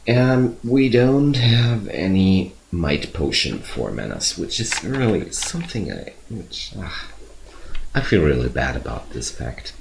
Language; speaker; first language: English; non-native, fluent; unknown